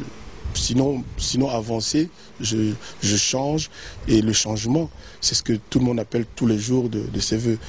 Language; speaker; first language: French; non-native, local second language; Lingala